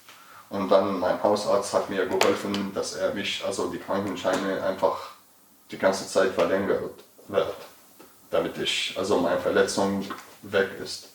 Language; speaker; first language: German; non-native, learner; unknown